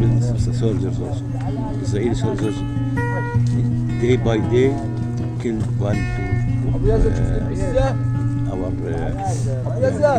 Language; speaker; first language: English; non-native, learner; Arabic